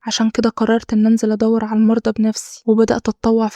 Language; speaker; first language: Arabic; native; Arabic